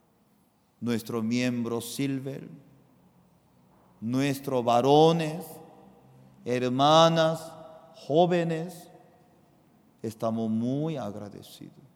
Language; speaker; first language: Spanish; non-native, fluent; Korean